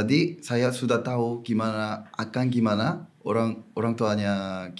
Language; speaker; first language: Indonesian; non-native, fluent; Korean